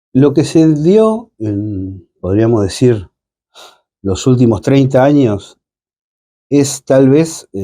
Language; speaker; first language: Spanish; native; Spanish